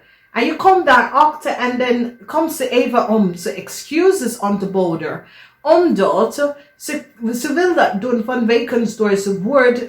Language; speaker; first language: Dutch; non-native, learner; English